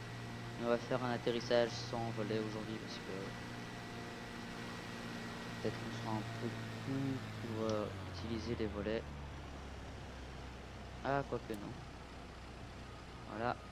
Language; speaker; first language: French; native; French